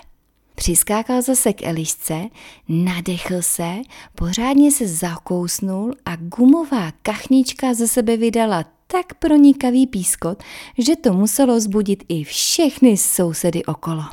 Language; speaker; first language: Czech; native; Czech